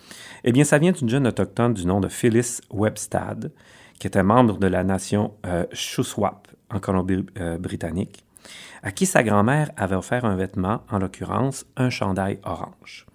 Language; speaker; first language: French; native; French